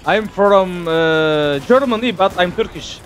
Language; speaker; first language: English; non-native, learner; Turkish